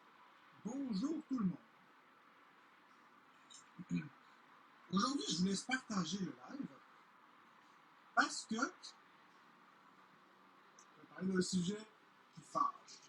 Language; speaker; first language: French; native; French